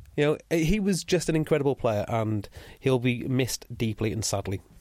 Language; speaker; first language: English; native; English